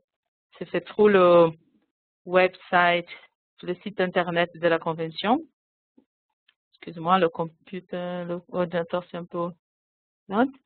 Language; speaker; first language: French; non-native, fluent; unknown